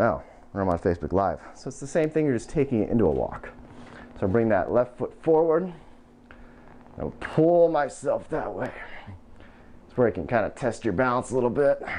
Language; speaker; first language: English; native; English